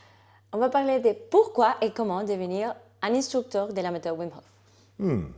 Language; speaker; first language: French; non-native, fluent; Spanish